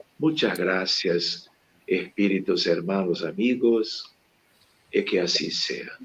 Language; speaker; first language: Spanish; non-native, fluent; Portuguese